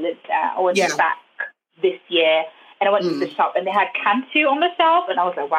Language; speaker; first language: English; non-native, fluent; German